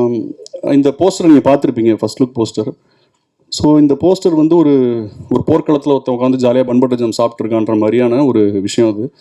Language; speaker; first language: Tamil; native; Tamil